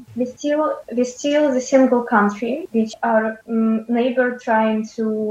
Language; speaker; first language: English; non-native, fluent; Ukrainian